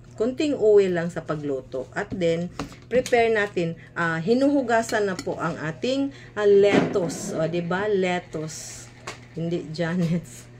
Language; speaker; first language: Filipino; non-native, local second language; Cebuano